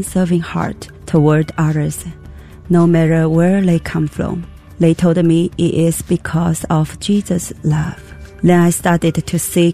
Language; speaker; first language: English; non-native, fluent; Chinese